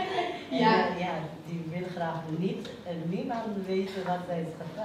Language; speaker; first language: Dutch; non-native, learner; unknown